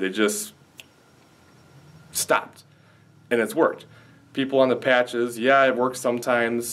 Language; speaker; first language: English; native; English